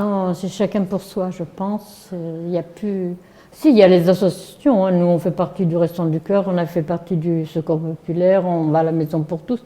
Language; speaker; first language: French; native; French